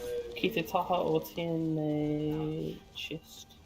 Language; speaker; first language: Māori; non-native, local second language; English